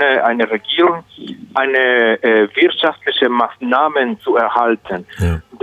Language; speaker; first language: German; non-native, learner; Spanish